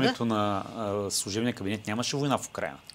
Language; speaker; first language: Bulgarian; native; Bulgarian